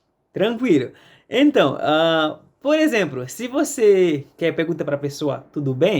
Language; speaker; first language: Portuguese; non-native, fluent; Haitian Creole